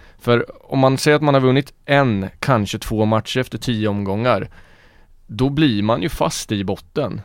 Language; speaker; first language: Swedish; native; Swedish